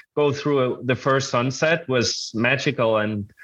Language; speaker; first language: English; non-native, fluent; Danish